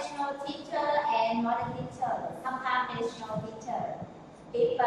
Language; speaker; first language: English; non-native, learner; Vietnamese